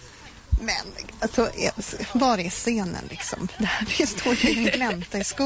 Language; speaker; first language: Swedish; native; Swedish